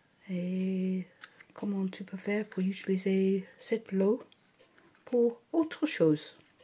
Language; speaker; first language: French; non-native, fluent; English